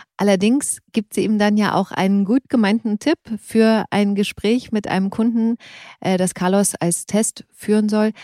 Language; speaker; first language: German; native; German